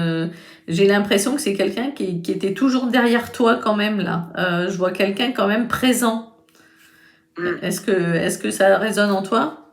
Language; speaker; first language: French; native; French